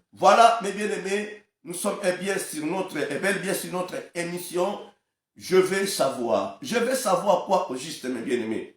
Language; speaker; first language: French; non-native, local second language; Lingala